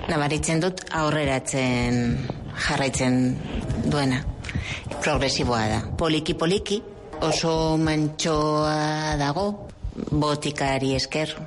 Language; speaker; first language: Basque; non-native, local second language; Spanish